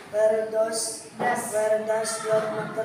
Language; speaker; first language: English; non-native, learner; Indonesian